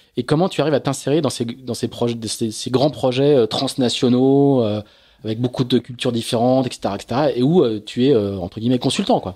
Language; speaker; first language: French; native; French